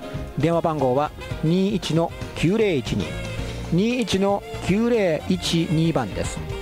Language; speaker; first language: Japanese; native; Japanese